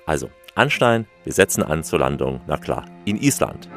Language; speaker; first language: German; native; German